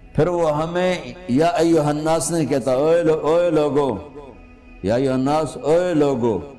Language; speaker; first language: Urdu; non-native, local second language; Punjabi